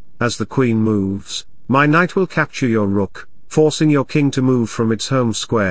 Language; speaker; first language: English; non-native, local second language; Hindi